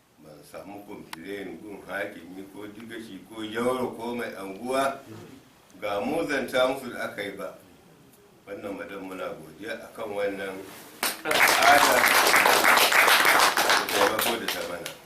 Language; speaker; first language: Hausa; non-native, local second language; Fula